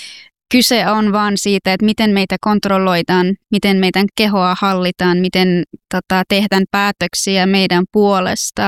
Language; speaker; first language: Finnish; non-native, fluent; Persian